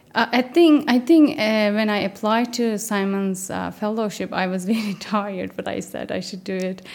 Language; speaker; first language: English; non-native, fluent; Turkish